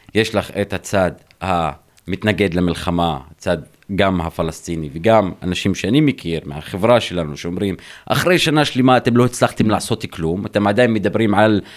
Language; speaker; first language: Hebrew; non-native, local second language; Arabic